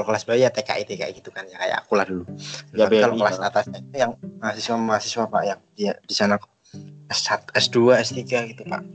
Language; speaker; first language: Indonesian; native; Indonesian